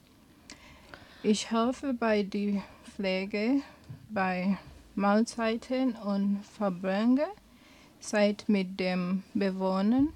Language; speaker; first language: German; non-native, learner; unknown